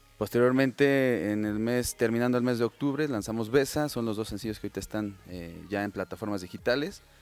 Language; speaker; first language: Spanish; native; Spanish